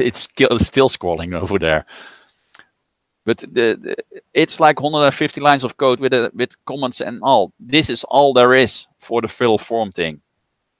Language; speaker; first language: English; non-native, fluent; Dutch